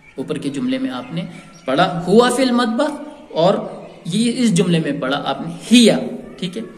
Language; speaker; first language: Urdu; native; Urdu